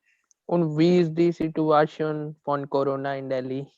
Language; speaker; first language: German; non-native, learner; Punjabi